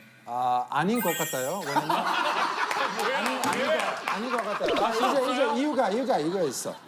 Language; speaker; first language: Korean; non-native, learner; Italian